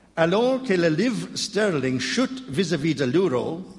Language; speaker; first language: French; non-native, learner; English